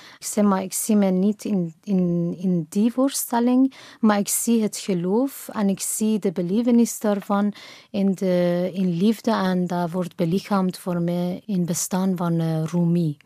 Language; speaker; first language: Dutch; non-native, fluent; Persian